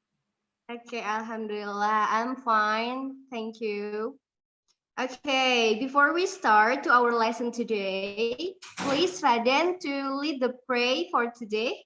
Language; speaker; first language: English; non-native, fluent; Indonesian